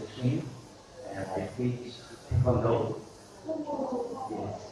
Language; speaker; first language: English; non-native, learner; Korean